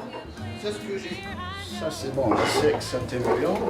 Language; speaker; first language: French; non-native, local second language; Arabic